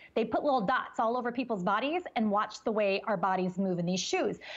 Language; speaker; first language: English; native; English